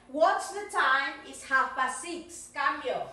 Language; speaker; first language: English; non-native, fluent; Spanish